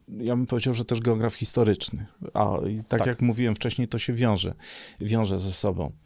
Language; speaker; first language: Polish; native; Polish